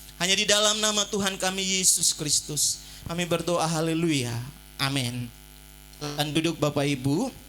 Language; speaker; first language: Indonesian; native; Indonesian